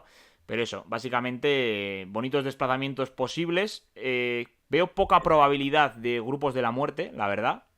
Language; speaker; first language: Spanish; native; Spanish